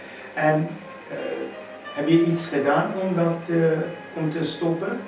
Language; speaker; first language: Dutch; non-native, fluent; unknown